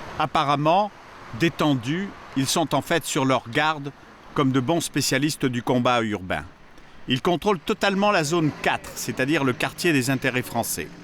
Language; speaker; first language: French; native; French